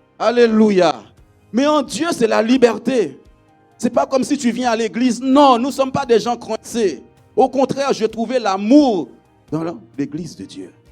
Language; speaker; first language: French; non-native, local second language; Haitian Creole